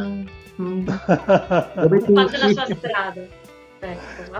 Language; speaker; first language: Italian; native; Italian